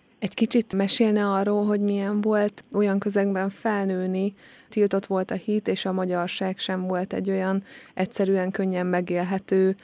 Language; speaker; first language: Hungarian; native; Hungarian